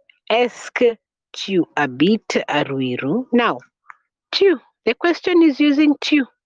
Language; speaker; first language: French; non-native, fluent; Swahili